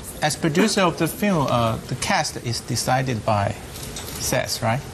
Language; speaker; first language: English; non-native, fluent; Chinese